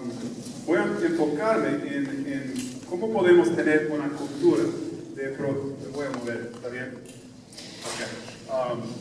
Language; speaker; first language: Spanish; non-native, fluent; English